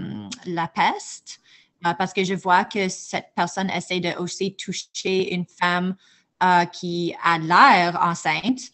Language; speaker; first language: French; non-native, fluent; English